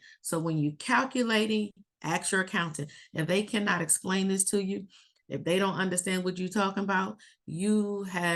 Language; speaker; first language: English; native; English